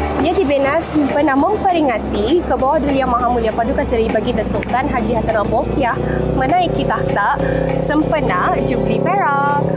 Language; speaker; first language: Malay; native; Malay